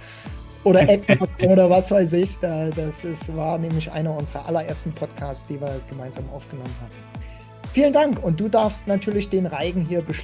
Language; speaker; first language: German; native; German